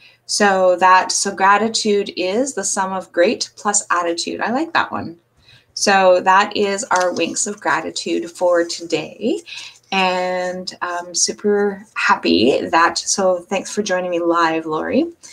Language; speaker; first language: English; native; English